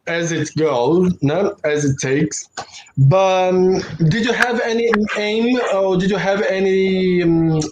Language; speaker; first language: English; non-native, fluent; Portuguese